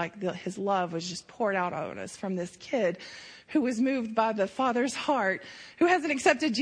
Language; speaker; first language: English; native; English